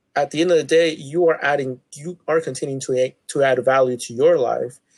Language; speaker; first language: English; native; English